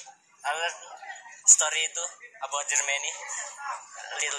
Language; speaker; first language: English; non-native, learner; Indonesian